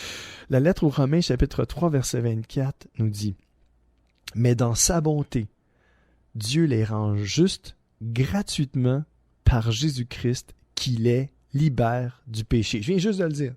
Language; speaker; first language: French; native; French